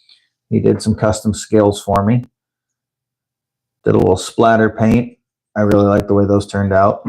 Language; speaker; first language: English; native; English